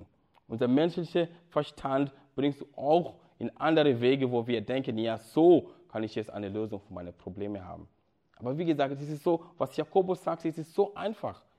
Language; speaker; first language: German; non-native, fluent; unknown